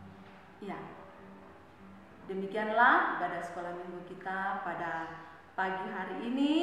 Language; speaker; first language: Indonesian; native; Indonesian